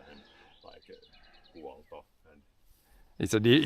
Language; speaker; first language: English; non-native, fluent; Swedish